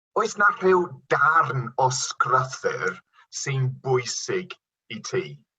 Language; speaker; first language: Welsh; non-native, local second language; English